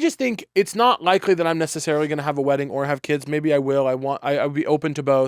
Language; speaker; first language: English; native; English